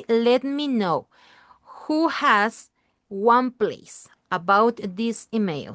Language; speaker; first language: English; non-native, learner; Spanish